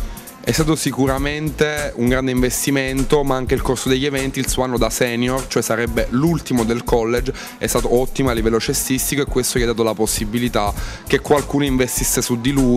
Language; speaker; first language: Italian; native; Italian